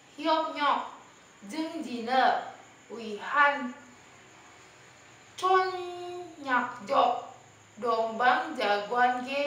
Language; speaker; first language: Korean; non-native, learner; Indonesian